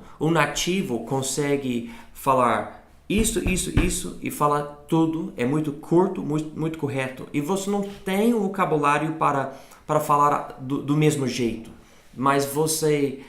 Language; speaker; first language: Portuguese; non-native, fluent; English